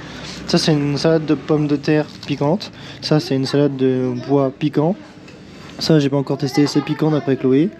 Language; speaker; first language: French; native; French